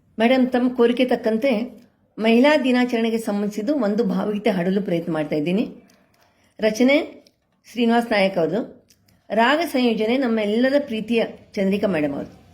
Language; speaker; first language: Kannada; non-native, local second language; Marathi